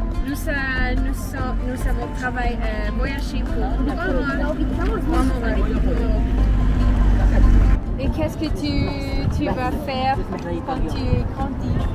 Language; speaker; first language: French; non-native, learner; German